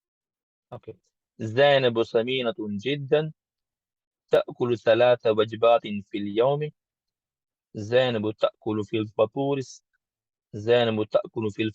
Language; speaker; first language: Arabic; non-native, learner; English